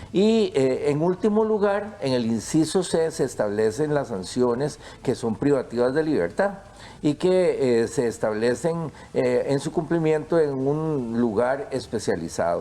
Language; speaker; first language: Spanish; native; Spanish